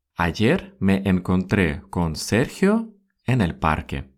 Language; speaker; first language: Spanish; non-native, fluent; Russian